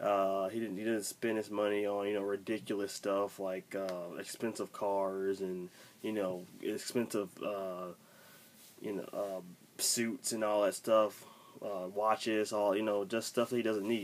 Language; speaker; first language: English; native; English